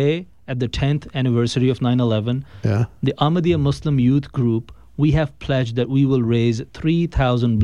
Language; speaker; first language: English; non-native, local second language; Urdu